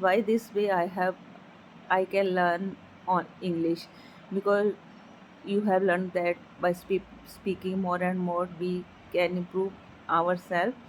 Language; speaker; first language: English; non-native, learner; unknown